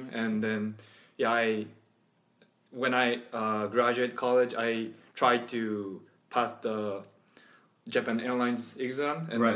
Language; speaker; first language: English; non-native, learner; Japanese